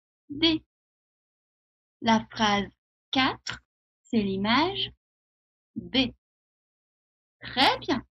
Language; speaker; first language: French; non-native, fluent; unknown